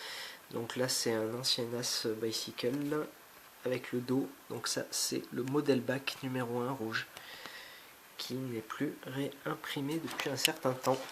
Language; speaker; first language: French; native; French